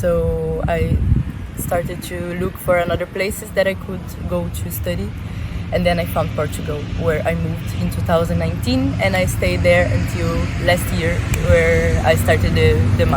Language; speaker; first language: English; non-native, fluent; Portuguese